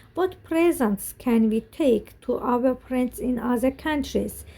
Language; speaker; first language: English; non-native, learner; Azerbaijani